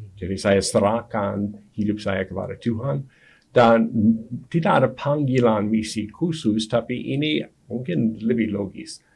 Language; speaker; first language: Indonesian; non-native, fluent; English